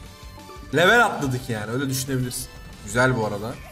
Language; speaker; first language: Turkish; native; Turkish